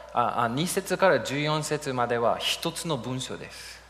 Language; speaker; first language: Japanese; non-native, fluent; English